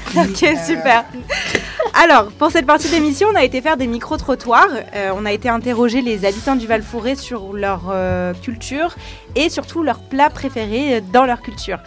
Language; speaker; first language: French; native; French